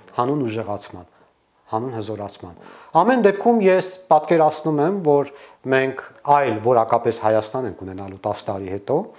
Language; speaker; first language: Armenian; native; Armenian